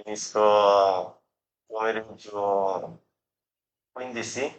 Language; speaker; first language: Italian; non-native, learner; Bangla